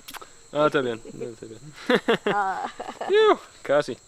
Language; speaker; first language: Spanish; non-native, learner; English